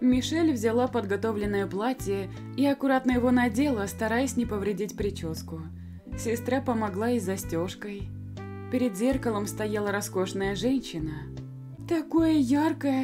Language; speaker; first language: Russian; native; Russian